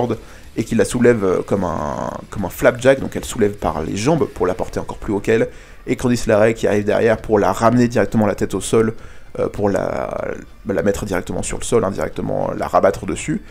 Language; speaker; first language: French; native; French